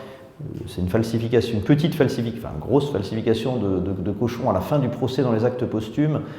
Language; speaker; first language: French; native; French